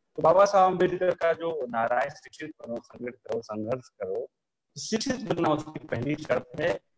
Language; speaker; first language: Hindi; native; Hindi